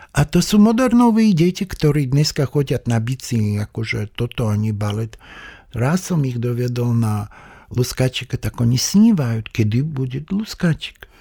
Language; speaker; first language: Slovak; non-native, fluent; Russian